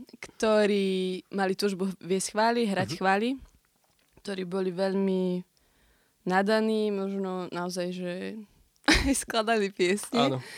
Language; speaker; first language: Slovak; native; Slovak